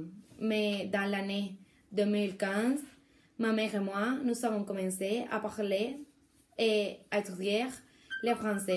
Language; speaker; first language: French; non-native, learner; Spanish